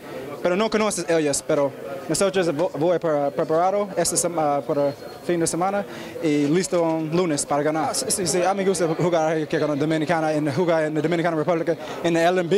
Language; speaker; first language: Spanish; early bilingual, heritage; English